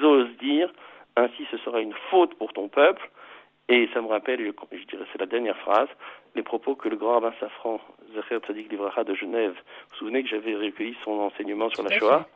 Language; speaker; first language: French; native; French